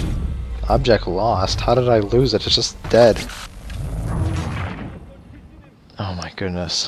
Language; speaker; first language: English; native; English